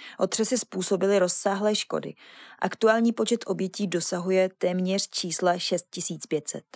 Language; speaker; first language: Czech; native; Czech